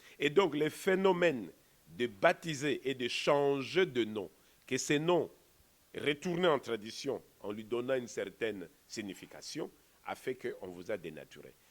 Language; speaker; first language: French; non-native, local second language; Kongo